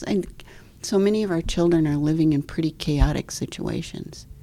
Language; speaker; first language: English; native; English